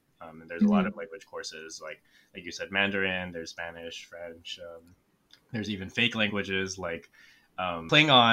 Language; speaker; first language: English; native; English